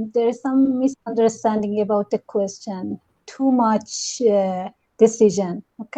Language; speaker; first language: English; non-native, learner; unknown